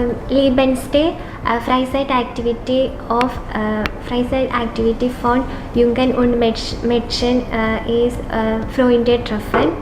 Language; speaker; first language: German; non-native, learner; Malayalam